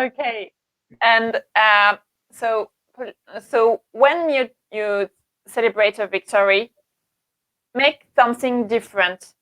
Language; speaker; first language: English; non-native, learner; French